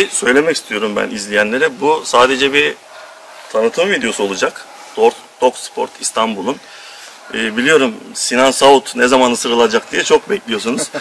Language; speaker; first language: Turkish; native; Turkish